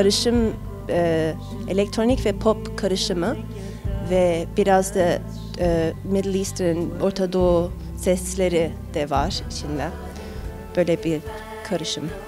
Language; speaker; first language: Turkish; early bilingual, heritage; Turkish